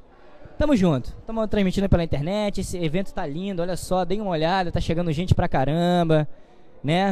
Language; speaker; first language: Portuguese; native; Portuguese